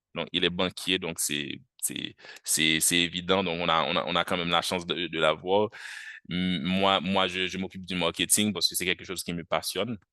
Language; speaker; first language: French; non-native, local second language; Haitian Creole